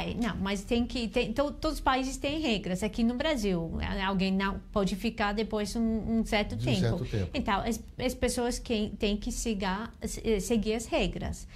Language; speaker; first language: Portuguese; non-native, learner; English